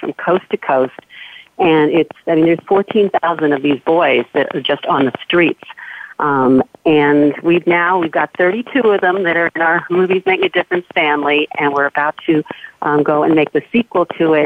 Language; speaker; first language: English; native; English